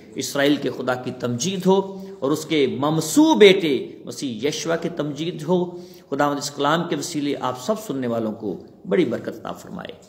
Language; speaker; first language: Urdu; non-native, local second language; Punjabi